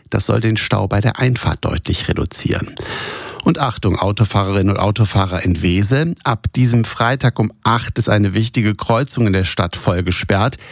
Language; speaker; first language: German; native; German